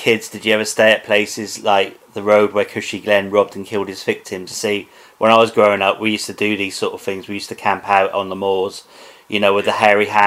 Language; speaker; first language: English; native; English